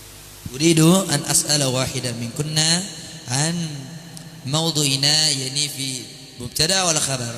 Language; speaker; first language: Arabic; non-native, fluent; Indonesian